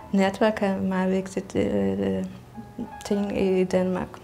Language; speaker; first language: Danish; non-native, learner; Russian